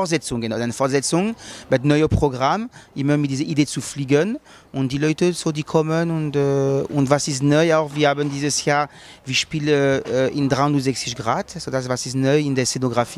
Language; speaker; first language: German; non-native, learner; French